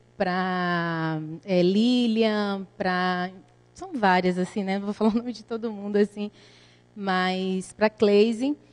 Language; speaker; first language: Portuguese; native; Portuguese